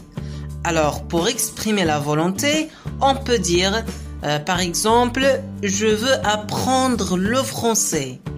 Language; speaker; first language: French; non-native, local second language; Arabic